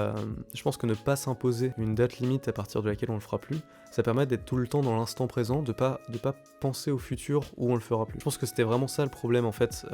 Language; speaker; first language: French; native; French